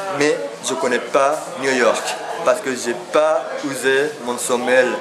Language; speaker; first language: French; non-native, fluent; Persian